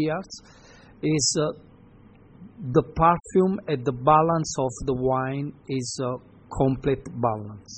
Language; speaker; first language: English; non-native, learner; Italian